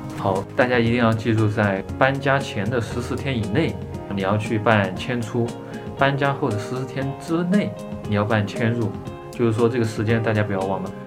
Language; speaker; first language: Chinese; native; Chinese